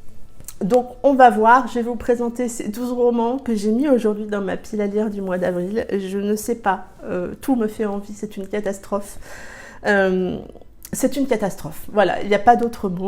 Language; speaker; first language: French; native; French